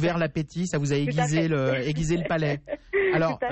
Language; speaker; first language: French; native; French